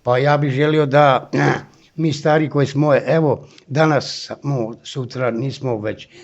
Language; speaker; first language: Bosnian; non-native, local second language; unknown